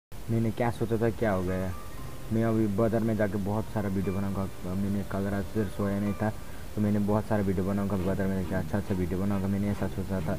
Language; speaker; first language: Hindi; non-native, local second language; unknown